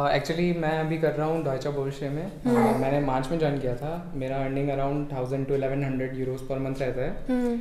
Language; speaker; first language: Hindi; native; Hindi